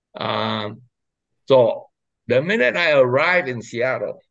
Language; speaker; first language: English; non-native, fluent; Vietnamese